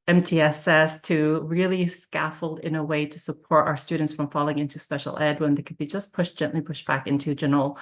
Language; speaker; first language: English; early bilingual, other home language; Korean